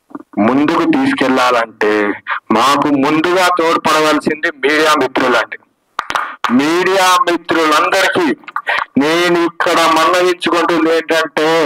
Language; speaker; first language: Telugu; native; Telugu